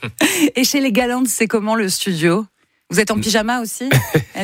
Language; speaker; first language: French; native; French